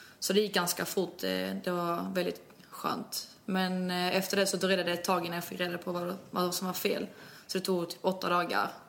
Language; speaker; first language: Swedish; early bilingual, other home language; Albanian